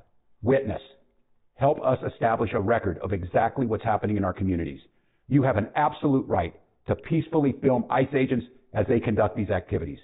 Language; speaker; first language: English; native; English